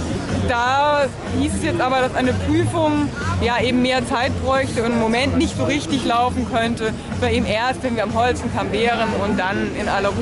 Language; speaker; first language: German; native; German